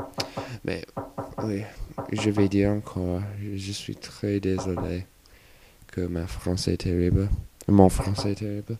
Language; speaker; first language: French; non-native, learner; English